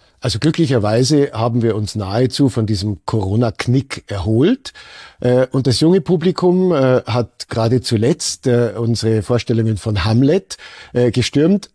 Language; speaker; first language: German; native; German